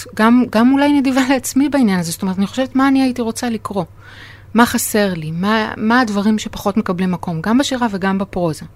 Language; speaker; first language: Hebrew; native; Hebrew